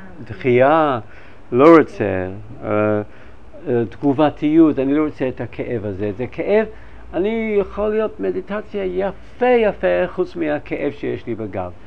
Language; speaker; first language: Hebrew; non-native, fluent; English